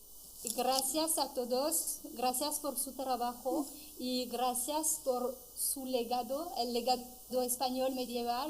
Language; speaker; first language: Spanish; non-native, fluent; French